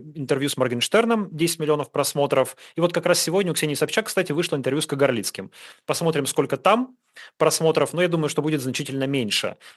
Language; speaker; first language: Russian; native; Russian